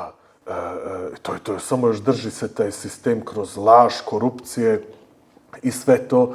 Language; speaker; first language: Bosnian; early bilingual, heritage; Bosnian